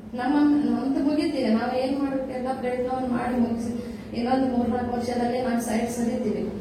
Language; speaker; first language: Kannada; native; Kannada